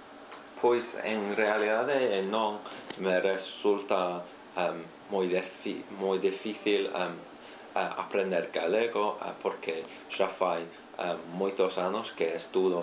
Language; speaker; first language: Spanish; non-native, fluent; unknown